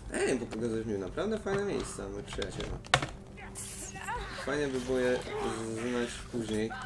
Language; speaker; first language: Polish; native; Polish